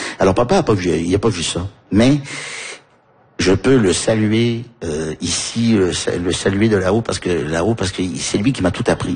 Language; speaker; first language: French; early bilingual, heritage; French